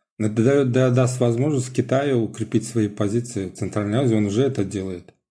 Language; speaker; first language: Russian; non-native, local second language; Tajik